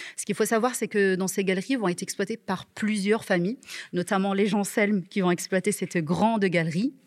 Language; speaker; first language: French; non-native, local second language; Arabic